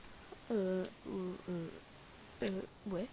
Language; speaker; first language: French; native; French